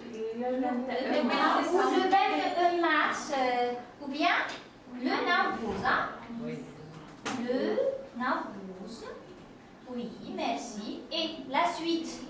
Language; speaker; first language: French; non-native, fluent; Uzbek